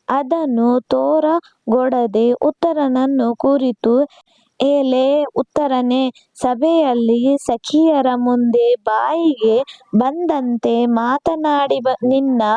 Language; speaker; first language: Kannada; non-native, local second language; Urdu